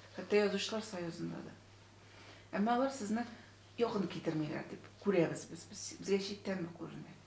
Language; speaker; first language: Tatar; native; Tatar